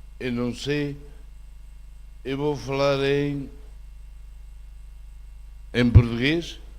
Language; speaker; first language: Portuguese; non-native, learner; Malay